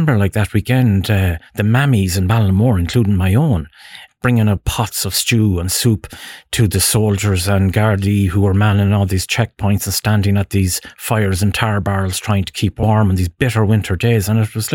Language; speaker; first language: English; native; English